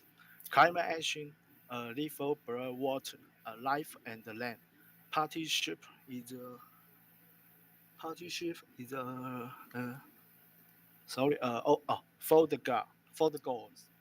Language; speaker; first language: English; non-native, learner; Chinese